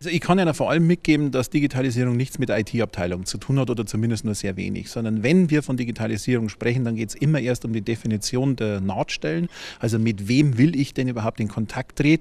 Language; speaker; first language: German; native; German